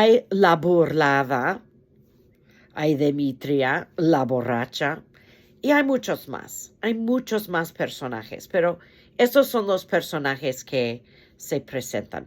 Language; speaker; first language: Spanish; non-native, fluent; English